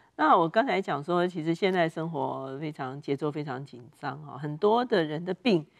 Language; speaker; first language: Chinese; native; Chinese